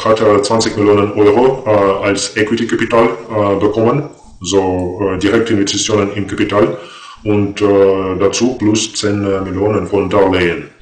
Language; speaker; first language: German; non-native, fluent; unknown